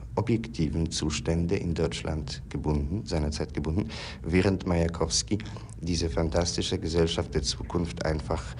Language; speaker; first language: German; non-native, fluent; Polish